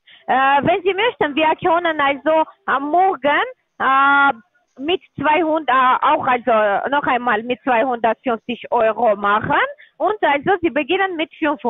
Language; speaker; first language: German; non-native, learner; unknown